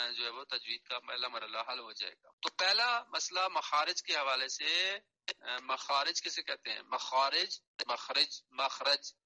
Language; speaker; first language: Urdu; non-native, local second language; Punjabi